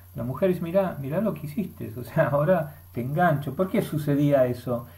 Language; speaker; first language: Spanish; early bilingual, heritage; Spanish